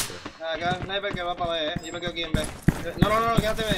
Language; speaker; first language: Spanish; native; Spanish